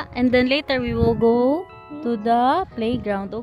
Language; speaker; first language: English; non-native, local second language; Filipino